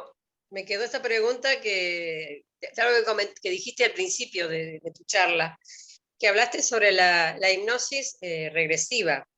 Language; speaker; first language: Spanish; native; Spanish